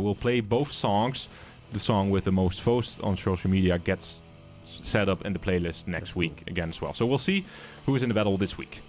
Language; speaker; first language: English; non-native, fluent; Dutch